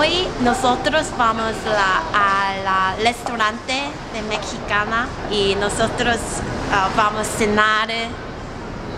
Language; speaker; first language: Spanish; non-native, learner; Korean